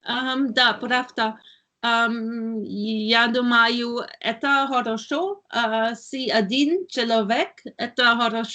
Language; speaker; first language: Russian; non-native, learner; German